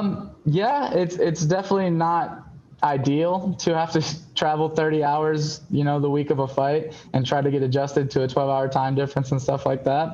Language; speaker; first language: English; native; English